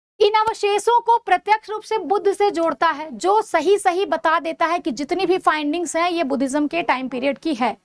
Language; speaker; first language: Hindi; native; Hindi